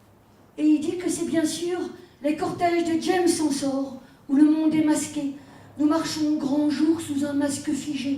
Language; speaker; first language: French; native; French